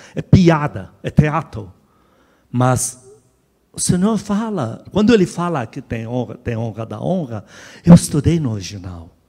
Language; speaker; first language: Portuguese; non-native, fluent; Arabic